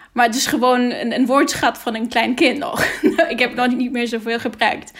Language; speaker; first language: Dutch; early bilingual, other home language; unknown